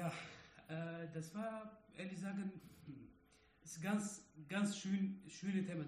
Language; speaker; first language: German; non-native, learner; Arabic